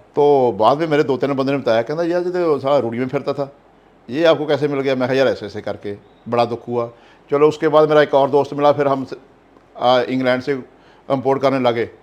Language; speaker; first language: Hindi; non-native, local second language; Punjabi